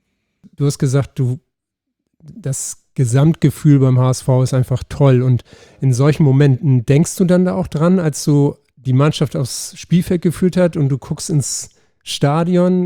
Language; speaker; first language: German; native; German